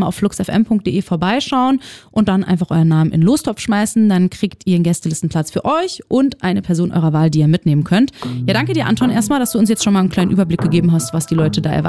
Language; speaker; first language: German; native; German